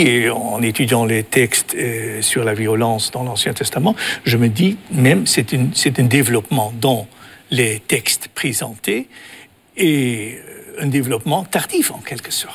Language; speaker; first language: French; non-native, fluent; Dutch